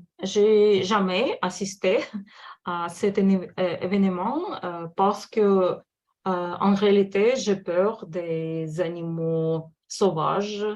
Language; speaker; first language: French; non-native, fluent; Russian